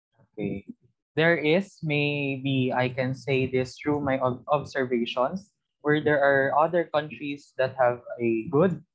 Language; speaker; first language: English; non-native, local second language; Filipino